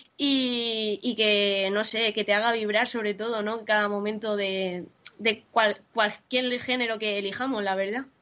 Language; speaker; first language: Spanish; native; Spanish